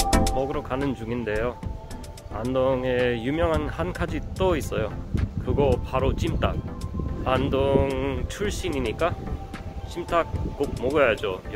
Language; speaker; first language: Korean; non-native, fluent; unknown